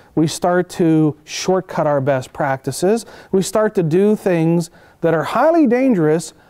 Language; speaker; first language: English; native; English